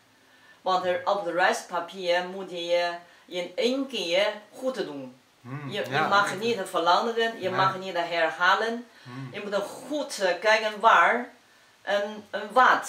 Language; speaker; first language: Dutch; non-native, fluent; Chinese